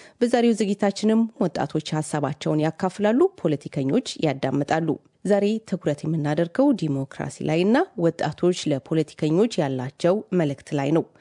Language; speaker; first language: Amharic; native; Amharic